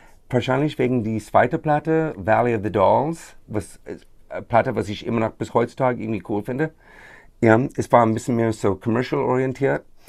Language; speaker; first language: German; non-native, fluent; English